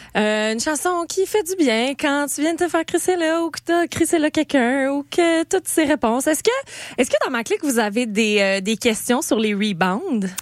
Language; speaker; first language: French; native; French